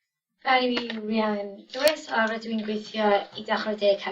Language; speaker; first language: Welsh; non-native, local second language; English